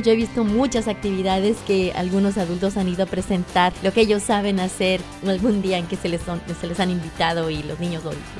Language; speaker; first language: Spanish; native; Spanish